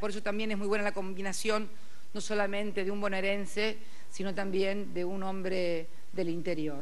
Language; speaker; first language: Spanish; native; Spanish